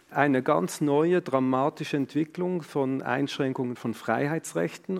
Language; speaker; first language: German; native; German